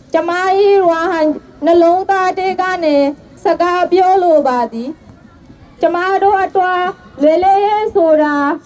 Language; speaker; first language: Burmese; non-native, local second language; Rohingya